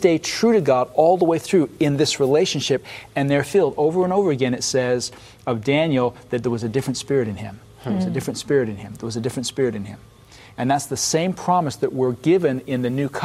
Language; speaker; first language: English; native; English